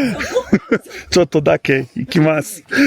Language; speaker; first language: Japanese; non-native, learner; English